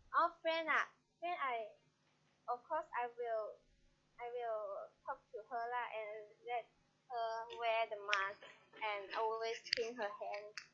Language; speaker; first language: English; non-native, learner; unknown